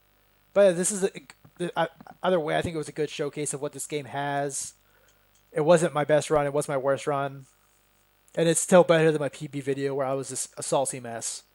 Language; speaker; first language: English; native; English